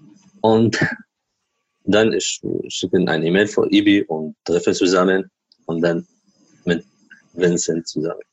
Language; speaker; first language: German; non-native, learner; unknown